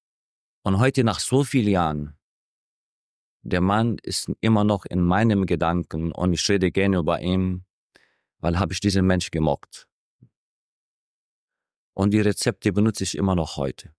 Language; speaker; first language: German; non-native, fluent; Arabic